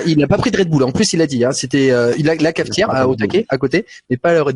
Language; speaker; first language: French; native; French